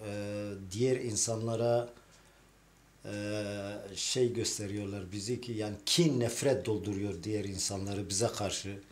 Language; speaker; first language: Turkish; non-native, local second language; Turoyo